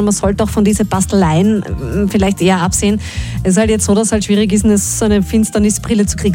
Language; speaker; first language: German; native; German